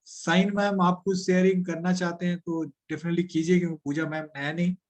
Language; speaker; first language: Hindi; non-native, local second language; Bangla